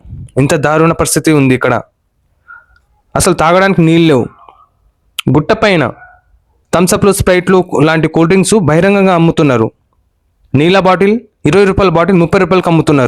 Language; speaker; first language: Telugu; native; Telugu